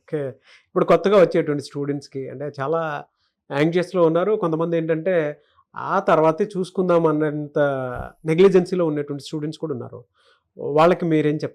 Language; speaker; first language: Telugu; native; Telugu